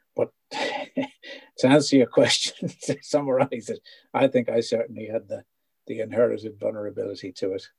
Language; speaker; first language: English; native; English